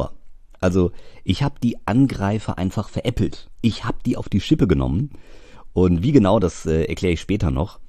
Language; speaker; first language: German; native; German